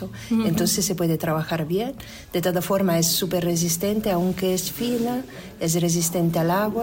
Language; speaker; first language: Spanish; non-native, fluent; Italian